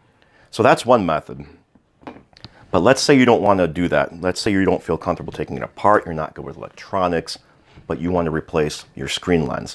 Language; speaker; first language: English; native; English